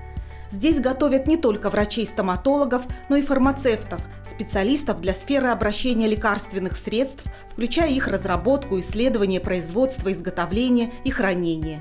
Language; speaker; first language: Russian; native; Russian